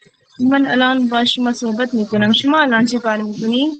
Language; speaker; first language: Persian; non-native, learner; Urdu